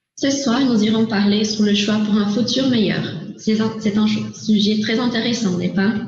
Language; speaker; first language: French; non-native, learner; Portuguese